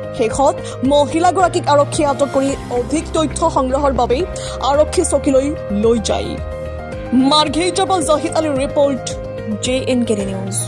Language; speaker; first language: Assamese; native; Assamese